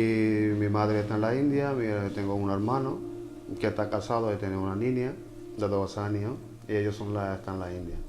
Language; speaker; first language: Spanish; non-native, learner; Punjabi